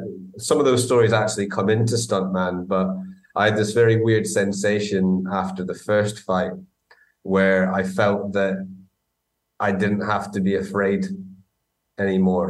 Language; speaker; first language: English; native; English